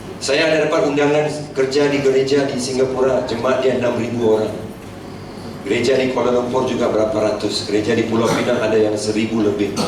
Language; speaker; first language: Malay; non-native, local second language; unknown